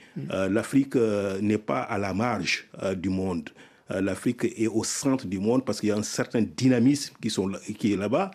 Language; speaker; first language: French; non-native, local second language; Soninke